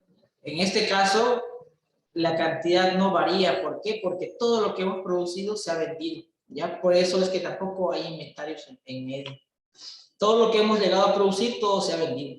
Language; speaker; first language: Spanish; native; Spanish